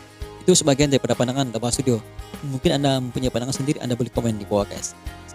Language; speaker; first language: Malay; native; Malay